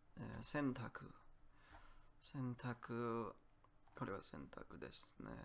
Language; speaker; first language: Japanese; non-native, learner; Polish